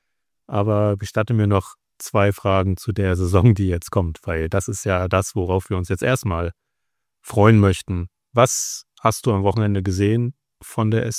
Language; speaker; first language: German; native; German